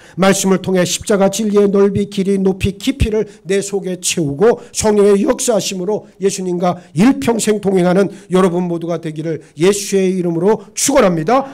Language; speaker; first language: Korean; native; Korean